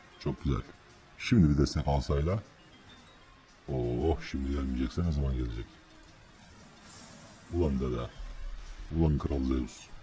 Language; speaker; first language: Turkish; native; Turkish